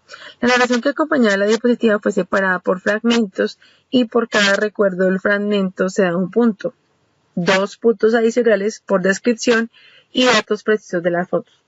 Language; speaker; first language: Spanish; native; Spanish